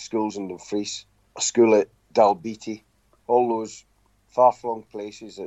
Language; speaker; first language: English; native; English